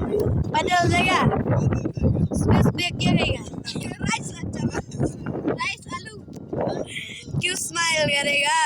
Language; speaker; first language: Hindi; non-native, local second language; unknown